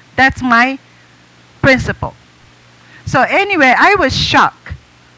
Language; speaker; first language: English; non-native, fluent; Japanese